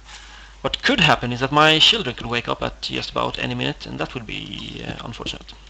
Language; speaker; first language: English; non-native, fluent; Swedish